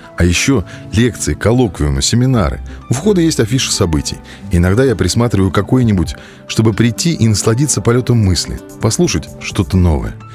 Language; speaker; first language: Russian; native; Russian